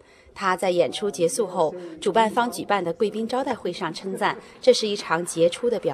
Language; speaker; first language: Chinese; native; Chinese